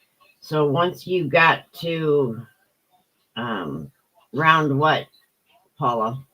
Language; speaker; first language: English; native; English